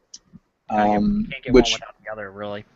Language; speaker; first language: English; native; English